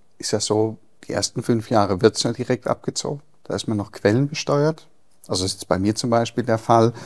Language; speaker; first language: German; native; German